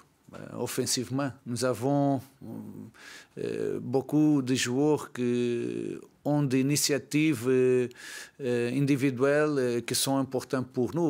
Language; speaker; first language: French; non-native, learner; Portuguese